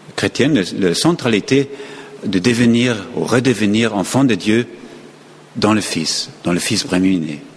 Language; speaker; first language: French; non-native, fluent; German